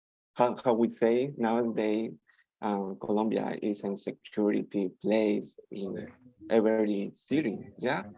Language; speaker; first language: English; non-native, learner; Spanish